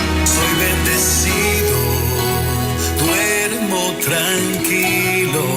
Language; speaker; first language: Spanish; native; Spanish